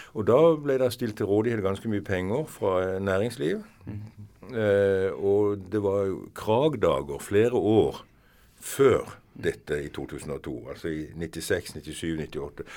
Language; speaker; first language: Norwegian; native; Norwegian